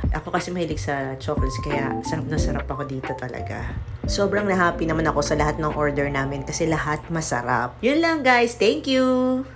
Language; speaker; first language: Filipino; native; Filipino